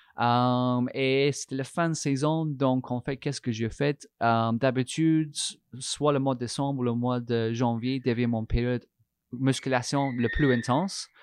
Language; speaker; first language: French; non-native, fluent; English